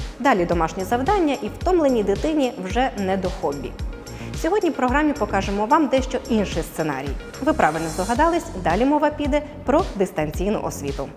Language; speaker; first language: Ukrainian; native; Ukrainian